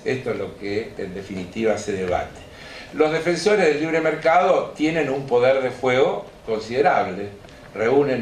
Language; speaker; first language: Spanish; native; Spanish